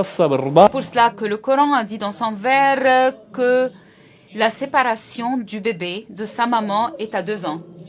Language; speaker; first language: French; non-native, local second language; Arabic